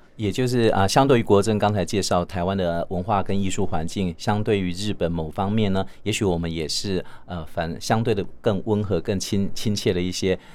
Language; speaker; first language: Chinese; native; Chinese